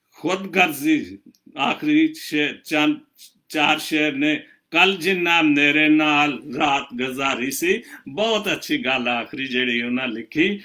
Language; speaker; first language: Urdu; non-native, local second language; Punjabi